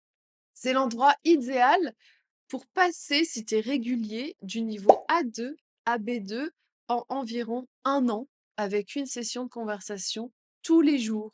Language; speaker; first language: French; native; French